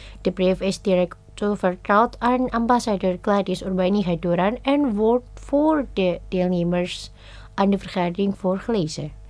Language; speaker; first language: Dutch; non-native, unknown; Indonesian